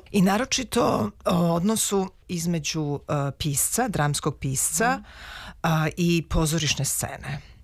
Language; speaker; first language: Serbian; native; Serbian